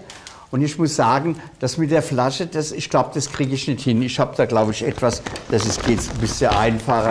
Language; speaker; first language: German; native; German